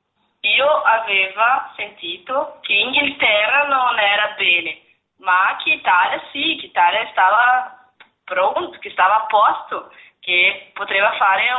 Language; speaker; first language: Italian; non-native, learner; Portuguese